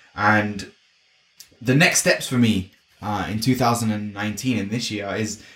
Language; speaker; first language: English; native; English